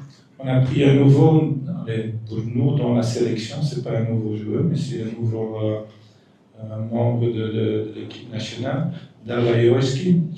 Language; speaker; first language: French; non-native, local second language; Dutch